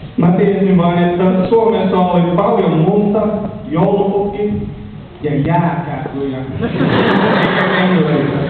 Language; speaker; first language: Finnish; non-native, learner; English